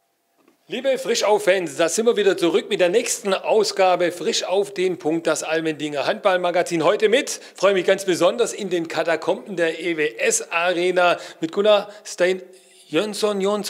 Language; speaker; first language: German; native; German